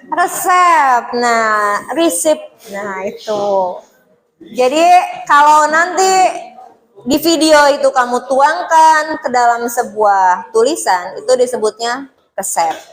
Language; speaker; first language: Indonesian; native; Indonesian